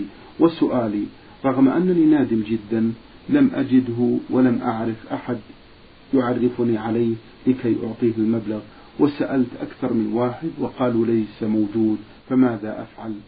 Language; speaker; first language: Arabic; native; Arabic